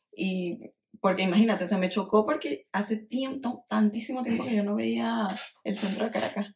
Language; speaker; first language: Spanish; native; Spanish